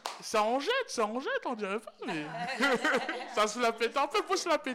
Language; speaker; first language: French; native; French